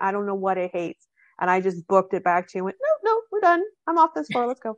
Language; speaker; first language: English; native; English